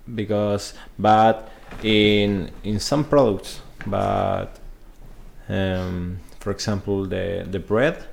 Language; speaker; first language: English; non-native, learner; Spanish